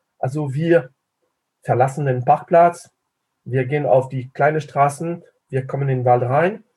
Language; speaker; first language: German; non-native, fluent; French